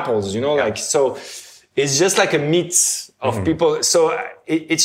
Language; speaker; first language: English; non-native, fluent; French